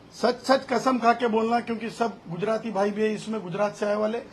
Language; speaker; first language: Hindi; non-native, local second language; Marathi